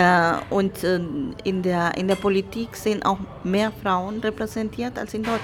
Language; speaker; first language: German; non-native, fluent; Spanish